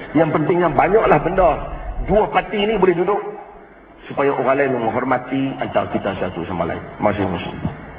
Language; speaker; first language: Malay; native; Malay